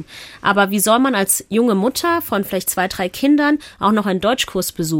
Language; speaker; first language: German; early bilingual, other home language; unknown